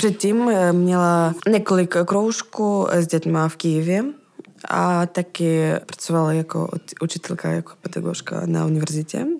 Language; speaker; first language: Czech; non-native, learner; Ukrainian